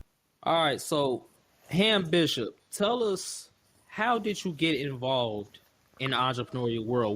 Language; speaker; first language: English; native; English